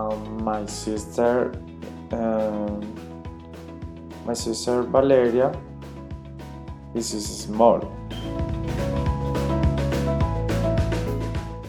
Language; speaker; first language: English; non-native, learner; Spanish